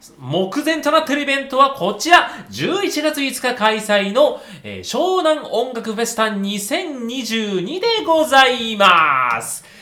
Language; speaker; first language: Japanese; native; Japanese